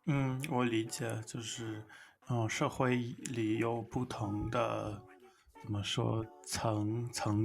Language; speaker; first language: Chinese; non-native, fluent; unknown